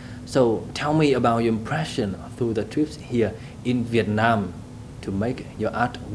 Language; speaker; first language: English; non-native, fluent; Vietnamese